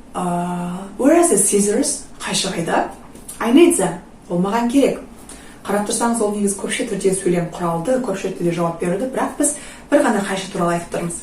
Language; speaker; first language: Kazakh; native; Kazakh